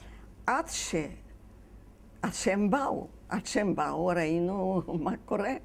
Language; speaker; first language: Hebrew; non-native, fluent; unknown